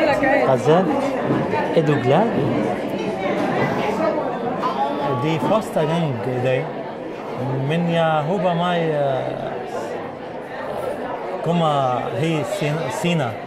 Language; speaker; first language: Danish; non-native, learner; Arabic